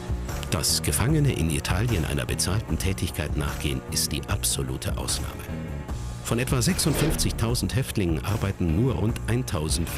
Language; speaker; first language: German; native; German